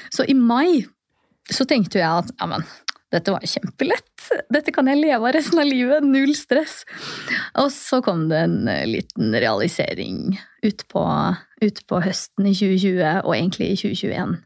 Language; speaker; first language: Norwegian; native; Norwegian